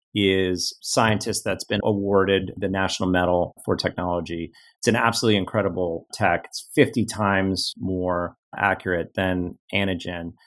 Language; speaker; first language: English; native; English